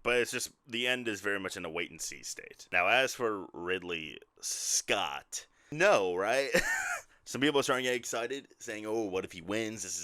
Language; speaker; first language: English; native; English